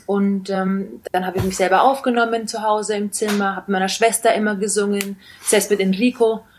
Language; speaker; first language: German; early bilingual, other home language; Italian